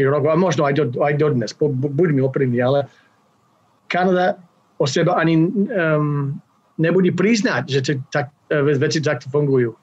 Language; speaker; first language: Slovak; non-native, fluent; English